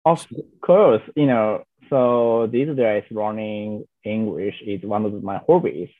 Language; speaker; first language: English; non-native, learner; Japanese